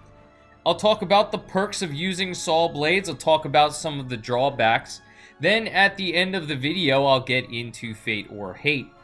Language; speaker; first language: English; native; English